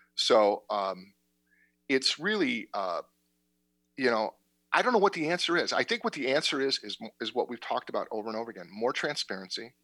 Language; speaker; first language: English; native; English